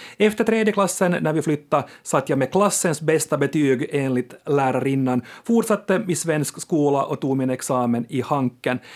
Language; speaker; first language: Swedish; native; Swedish